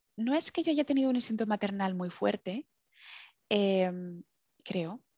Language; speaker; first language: Spanish; native; Spanish